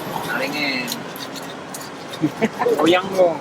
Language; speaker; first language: Indonesian; native; Indonesian